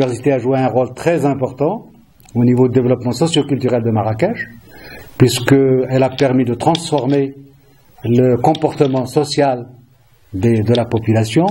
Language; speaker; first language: French; non-native, local second language; Arabic